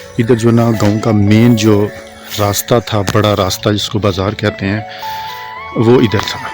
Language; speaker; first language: Urdu; non-native, local second language; Punjabi